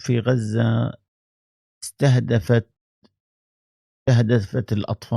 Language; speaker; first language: Arabic; native; Arabic